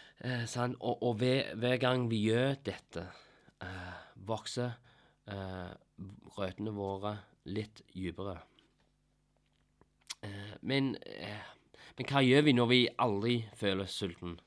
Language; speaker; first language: Norwegian; non-native, fluent; English